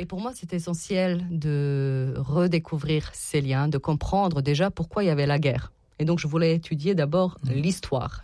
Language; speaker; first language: French; non-native, fluent; Serbian